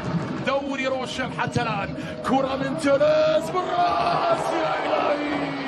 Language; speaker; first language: Arabic; native; Arabic